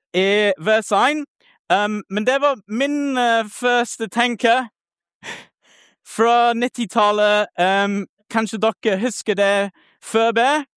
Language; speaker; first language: Norwegian; non-native, learner; English